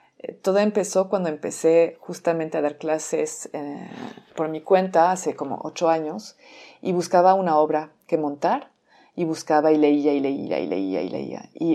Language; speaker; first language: Spanish; non-native, fluent; French